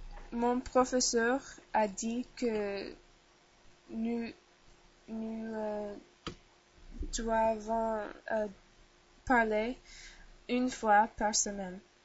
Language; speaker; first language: French; non-native, learner; English